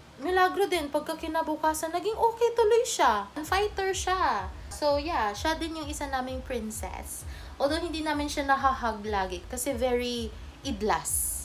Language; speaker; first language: Filipino; non-native, local second language; Cebuano